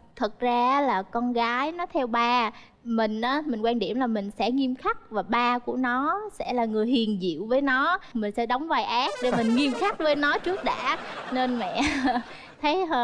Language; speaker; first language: Vietnamese; native; Vietnamese